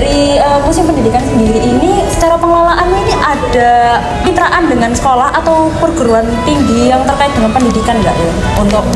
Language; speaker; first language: Indonesian; native; Indonesian